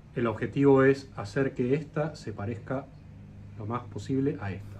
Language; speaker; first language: Spanish; native; Spanish